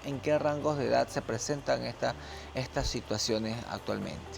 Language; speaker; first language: Spanish; native; Spanish